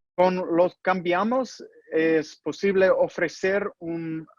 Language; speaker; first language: Spanish; non-native, learner; English